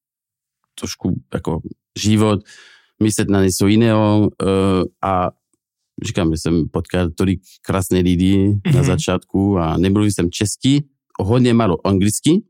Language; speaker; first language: Czech; non-native, fluent; French